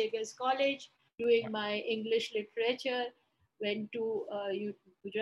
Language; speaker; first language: English; non-native, local second language; Bangla